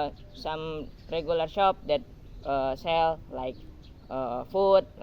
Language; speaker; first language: English; non-native, learner; Indonesian